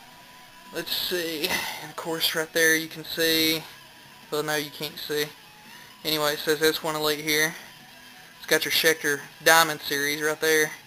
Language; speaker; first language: English; native; English